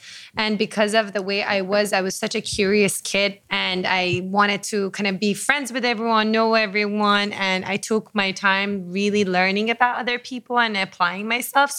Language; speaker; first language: English; non-native, fluent; Persian